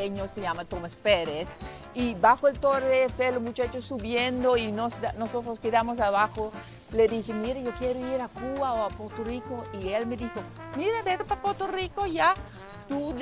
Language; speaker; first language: Spanish; non-native, fluent; Dutch